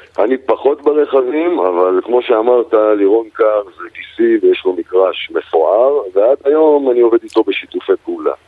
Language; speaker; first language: Hebrew; native; Hebrew